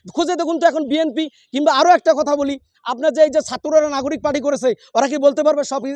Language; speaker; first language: Bangla; native; Bangla